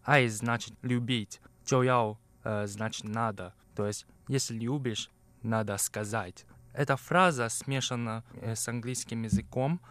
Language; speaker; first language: Russian; non-native, fluent; Chinese